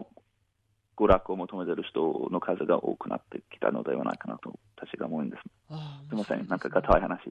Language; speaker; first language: Japanese; non-native, fluent; English